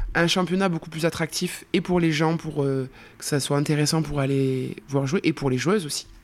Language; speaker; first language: French; native; French